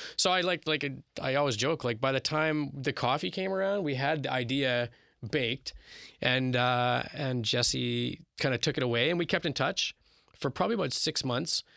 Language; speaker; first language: English; native; English